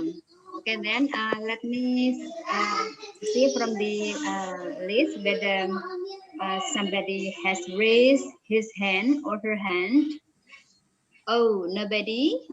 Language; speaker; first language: English; non-native, fluent; Indonesian